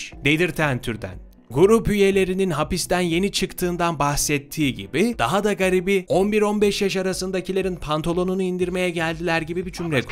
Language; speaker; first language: Turkish; native; Turkish